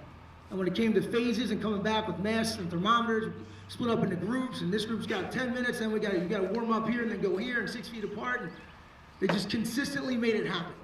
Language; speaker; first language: English; native; English